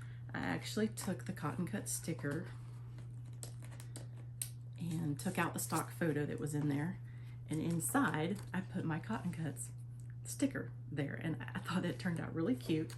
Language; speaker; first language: English; native; English